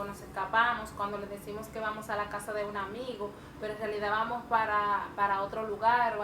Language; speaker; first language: Spanish; native; Spanish